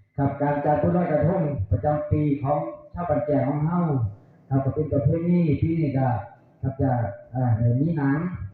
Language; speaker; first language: Thai; native; Thai